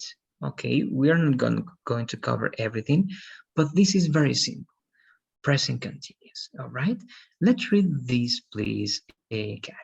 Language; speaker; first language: English; non-native, fluent; Spanish